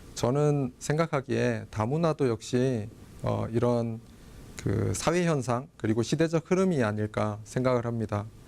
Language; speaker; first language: Korean; native; Korean